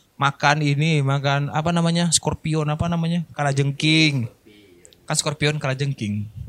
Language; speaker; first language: Indonesian; non-native, local second language; Minangkabau